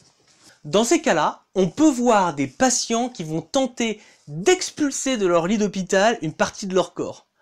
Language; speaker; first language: French; native; French